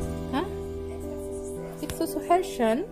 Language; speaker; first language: German; non-native, learner; Filipino